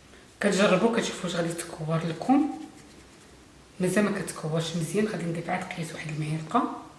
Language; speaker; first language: Arabic; native; Arabic